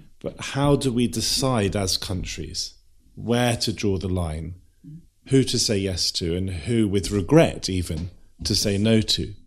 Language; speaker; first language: English; native; English